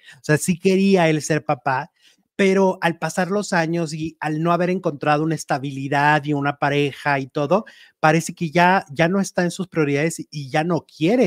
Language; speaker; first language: Spanish; native; Spanish